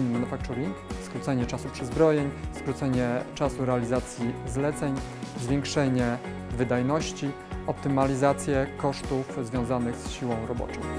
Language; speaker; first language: Polish; native; Polish